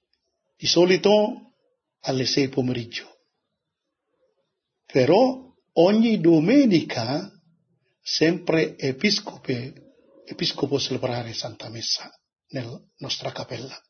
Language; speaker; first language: Italian; non-native, learner; Indonesian